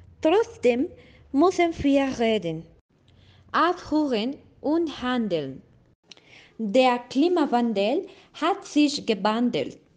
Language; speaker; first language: German; non-native, learner; Spanish